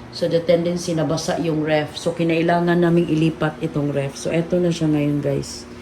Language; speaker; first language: Filipino; native; Filipino